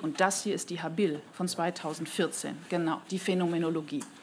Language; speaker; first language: German; native; German